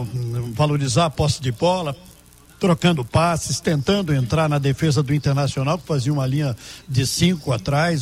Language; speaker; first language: Portuguese; native; Portuguese